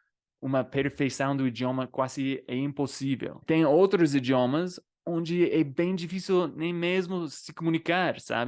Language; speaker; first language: Portuguese; non-native, fluent; English